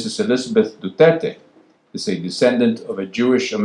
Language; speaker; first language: English; non-native, local second language; Filipino